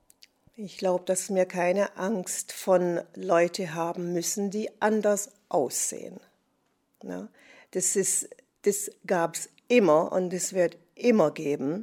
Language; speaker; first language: German; non-native, fluent; English